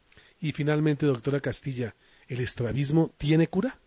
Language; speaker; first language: Spanish; native; Spanish